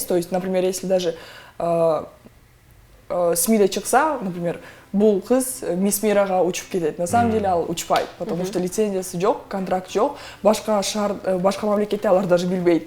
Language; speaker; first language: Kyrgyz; non-native, local second language; Russian